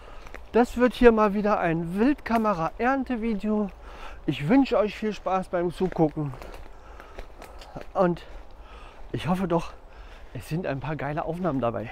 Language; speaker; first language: German; native; German